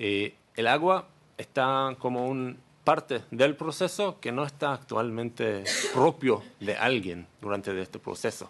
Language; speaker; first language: Spanish; non-native, learner; Hebrew